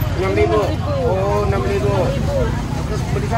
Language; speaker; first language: Indonesian; non-native, learner; Japanese